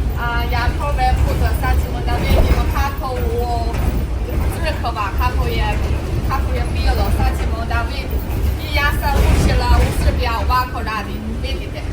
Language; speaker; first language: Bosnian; non-native, learner; Chinese